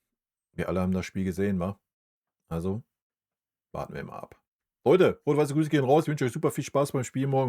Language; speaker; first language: German; native; German